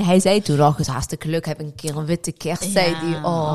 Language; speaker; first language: Dutch; early bilingual, other home language; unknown